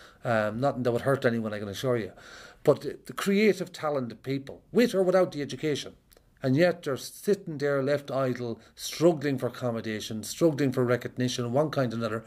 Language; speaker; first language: English; native; English